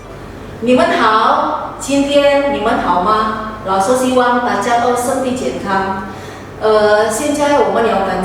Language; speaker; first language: Chinese; non-native, fluent; Indonesian